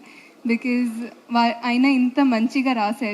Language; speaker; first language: Telugu; non-native, fluent; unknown